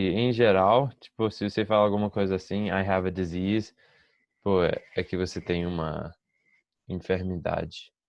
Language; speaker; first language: Portuguese; non-native, fluent; English